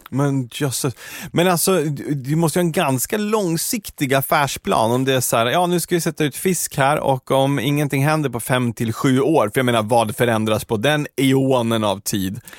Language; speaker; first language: Swedish; native; Swedish